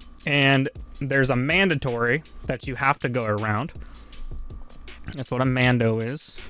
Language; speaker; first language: English; native; English